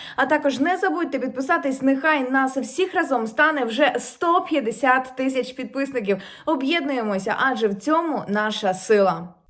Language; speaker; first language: Ukrainian; native; Ukrainian